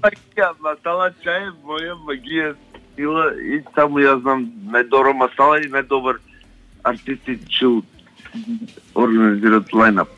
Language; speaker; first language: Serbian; non-native, learner; Slovenian